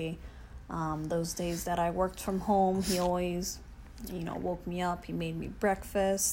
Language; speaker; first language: English; native; English